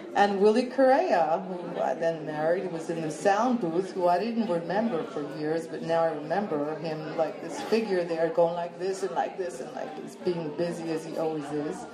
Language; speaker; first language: English; early bilingual, other home language; Spanish